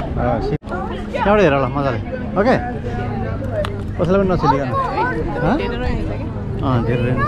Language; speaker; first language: Nepali; native; Nepali